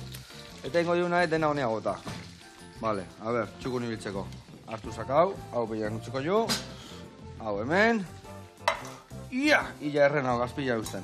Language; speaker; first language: Basque; native; Basque